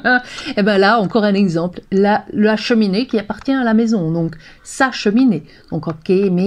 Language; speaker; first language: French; non-native, fluent; Hungarian